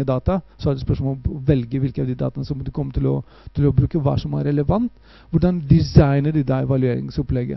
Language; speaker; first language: Norwegian; non-native, fluent; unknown